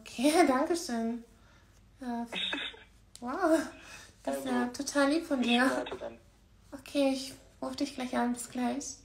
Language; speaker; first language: German; native; German